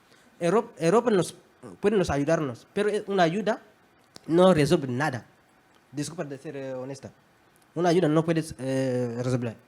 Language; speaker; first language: Spanish; non-native, fluent; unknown